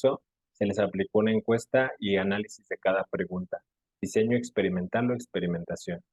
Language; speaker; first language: Spanish; native; Spanish